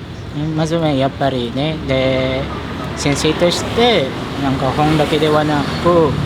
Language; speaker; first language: Japanese; non-native, fluent; Indonesian